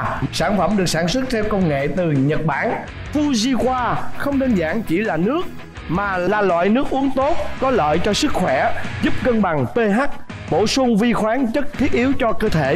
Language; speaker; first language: Vietnamese; native; Vietnamese